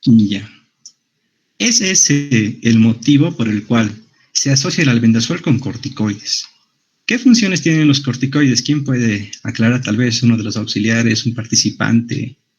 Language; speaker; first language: Spanish; native; Spanish